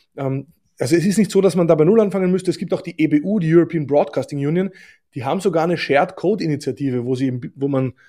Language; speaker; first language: German; native; German